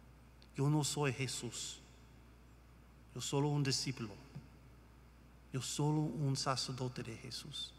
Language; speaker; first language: Spanish; non-native, learner; English